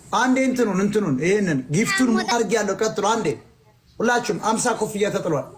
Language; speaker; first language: Amharic; native; Amharic